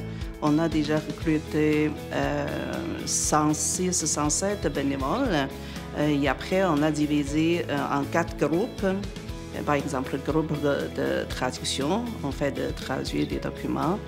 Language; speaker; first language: French; non-native, fluent; Chinese